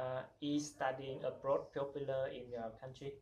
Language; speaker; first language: English; non-native, learner; Vietnamese